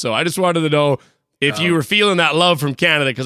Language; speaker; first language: English; native; English